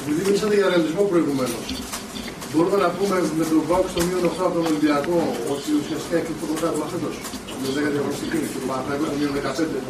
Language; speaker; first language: Greek; native; Greek